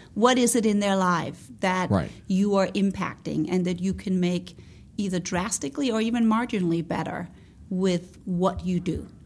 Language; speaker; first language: English; non-native, fluent; Danish